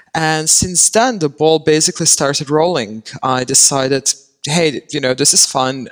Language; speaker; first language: English; non-native, fluent; Serbian